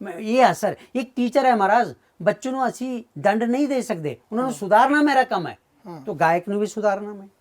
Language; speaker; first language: Punjabi; non-native, fluent; Marathi